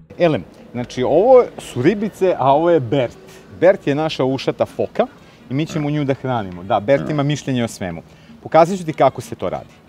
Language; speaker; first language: Serbian; native; Serbian